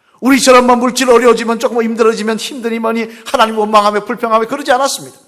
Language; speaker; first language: Korean; native; Korean